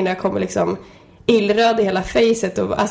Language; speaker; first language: Swedish; native; Swedish